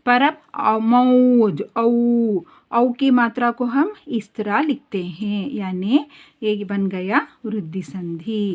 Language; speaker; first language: Hindi; non-native, local second language; Kannada